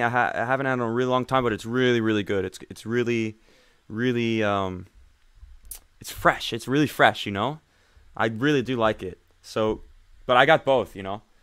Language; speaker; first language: English; native; English